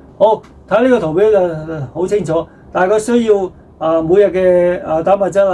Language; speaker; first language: Cantonese; native; Cantonese